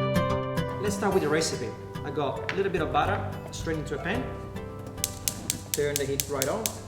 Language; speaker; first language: English; non-native, fluent; Italian